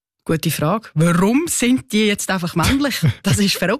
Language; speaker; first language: German; native; German